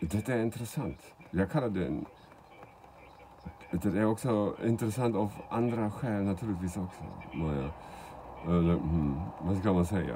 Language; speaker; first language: Swedish; non-native, fluent; German